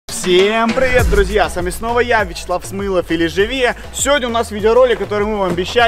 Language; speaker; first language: Russian; native; Russian